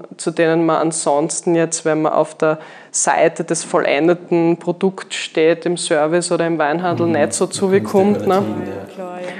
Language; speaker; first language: German; native; German